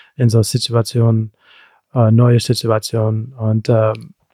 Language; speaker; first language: German; native; German